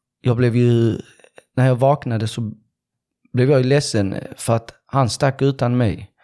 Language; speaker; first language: Swedish; early bilingual, other home language; Persian